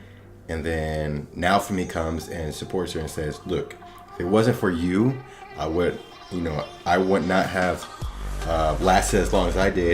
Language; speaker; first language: English; native; English